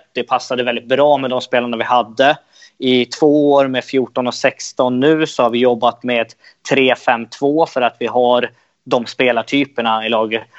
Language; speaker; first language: Swedish; native; Swedish